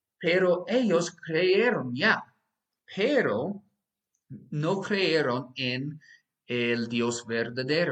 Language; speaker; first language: Spanish; non-native, fluent; English